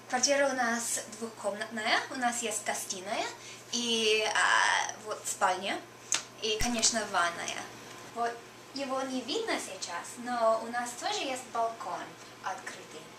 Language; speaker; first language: Russian; non-native, fluent; English